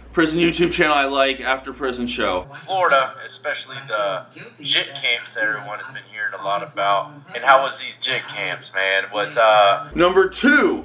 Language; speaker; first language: English; native; English